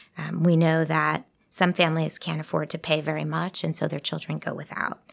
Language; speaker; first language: English; early bilingual, other home language; Spanish